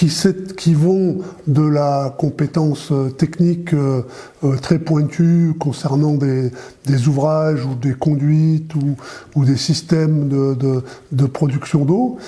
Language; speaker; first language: French; native; French